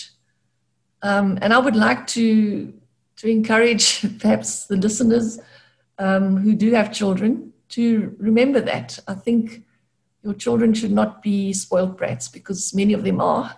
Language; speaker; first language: English; native; English